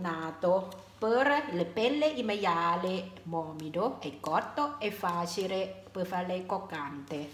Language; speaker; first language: Italian; non-native, learner; Thai